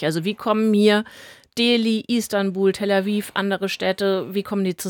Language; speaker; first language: German; native; German